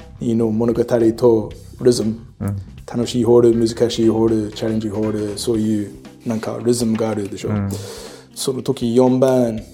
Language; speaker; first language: Japanese; non-native, learner; English